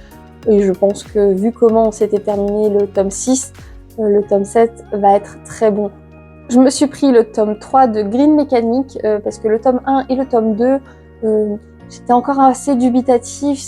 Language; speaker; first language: French; native; French